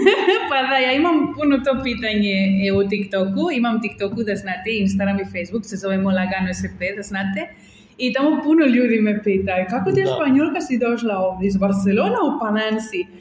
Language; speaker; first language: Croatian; non-native, learner; Spanish